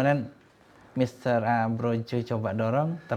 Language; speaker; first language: Indonesian; native; Indonesian